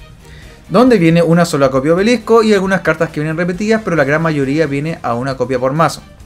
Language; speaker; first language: Spanish; native; Spanish